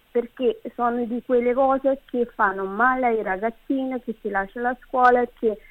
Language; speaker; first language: Italian; non-native, fluent; Kabuverdianu